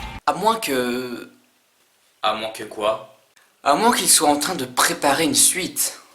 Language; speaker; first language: French; native; French